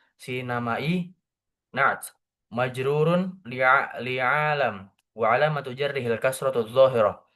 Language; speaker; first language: Arabic; non-native, learner; Indonesian